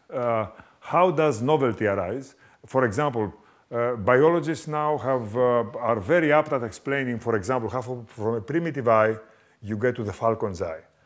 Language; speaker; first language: English; non-native, fluent; Greek